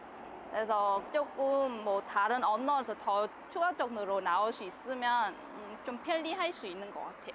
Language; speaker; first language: Korean; non-native, fluent; Vietnamese